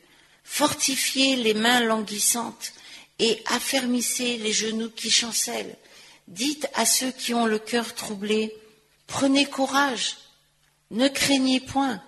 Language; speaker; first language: French; native; French